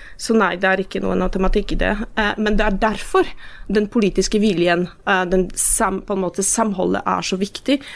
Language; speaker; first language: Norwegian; non-native, fluent; Polish